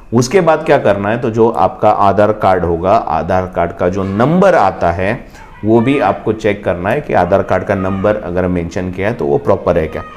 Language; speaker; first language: Hindi; non-native, local second language; Marathi